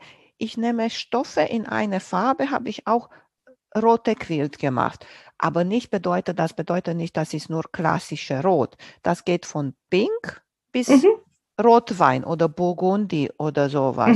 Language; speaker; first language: German; non-native, fluent; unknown